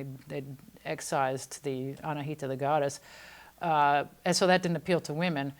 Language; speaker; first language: English; native; English